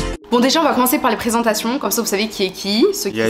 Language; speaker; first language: French; early bilingual, other home language; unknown